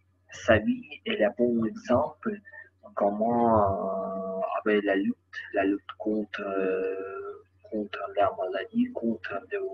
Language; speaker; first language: French; non-native, learner; Ukrainian